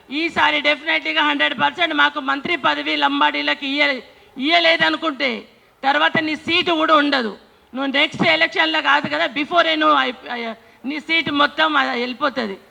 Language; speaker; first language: Telugu; non-native, local second language; Lambadi